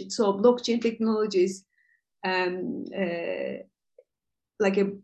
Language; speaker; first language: English; non-native, fluent; Turkish